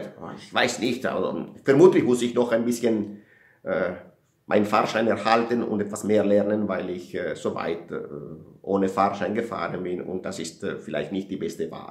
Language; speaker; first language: German; non-native, fluent; Italian